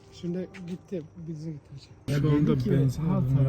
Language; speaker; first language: Turkish; non-native, learner; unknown